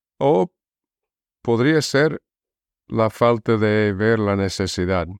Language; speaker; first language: Spanish; non-native, fluent; English